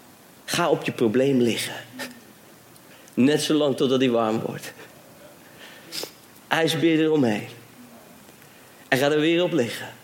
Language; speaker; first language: Dutch; native; Dutch